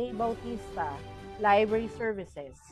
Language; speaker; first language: English; non-native, local second language; Filipino